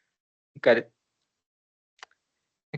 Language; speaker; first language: English; non-native, learner; Spanish